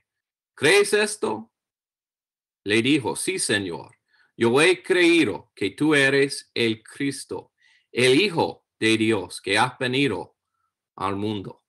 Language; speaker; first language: Spanish; non-native, learner; English